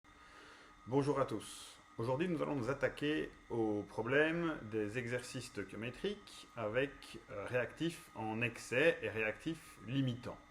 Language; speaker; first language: French; native; French